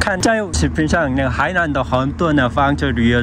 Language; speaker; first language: Chinese; non-native, learner; Korean